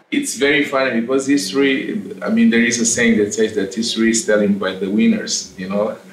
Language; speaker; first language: English; non-native, fluent; Portuguese